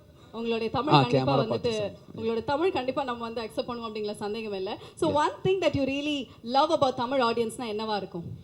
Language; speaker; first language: Tamil; native; Tamil